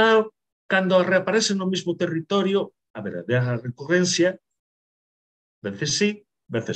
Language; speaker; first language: Spanish; native; Spanish